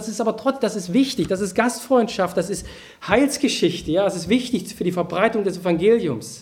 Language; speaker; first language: German; native; German